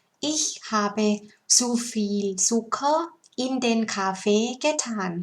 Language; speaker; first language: German; non-native, learner; Thai